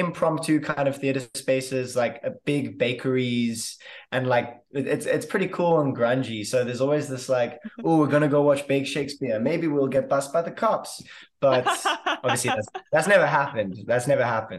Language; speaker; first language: English; native; English